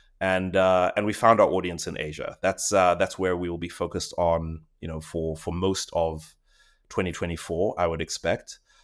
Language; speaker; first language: English; non-native, local second language; Shona